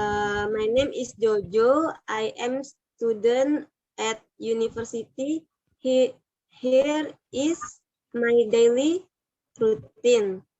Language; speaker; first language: English; non-native, learner; Indonesian